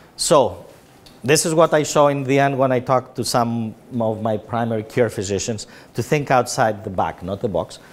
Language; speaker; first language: English; non-native, fluent; Greek